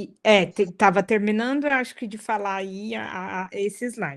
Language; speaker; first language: Portuguese; native; Portuguese